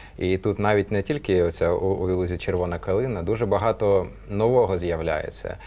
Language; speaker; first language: Ukrainian; non-native, local second language; Russian